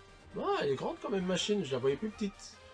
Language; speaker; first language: French; native; French